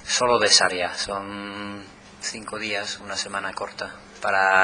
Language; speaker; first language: Spanish; non-native, fluent; English